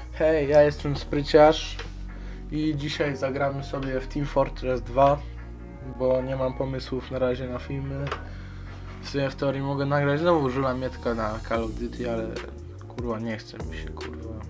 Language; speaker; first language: Polish; native; Polish